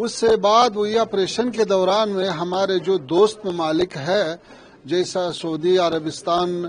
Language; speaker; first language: Hindi; non-native, fluent; Pashto